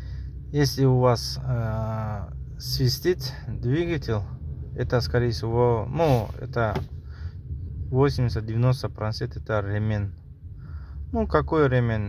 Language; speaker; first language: Russian; non-native, local second language; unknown